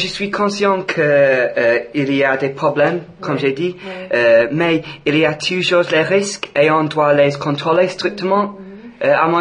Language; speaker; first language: French; non-native, fluent; English